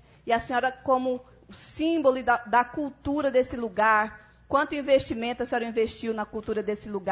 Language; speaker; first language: Portuguese; native; Portuguese